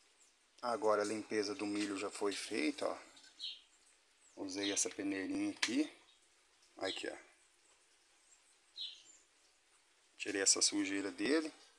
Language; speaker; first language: Portuguese; native; Portuguese